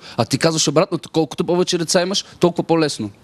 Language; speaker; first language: Bulgarian; native; Bulgarian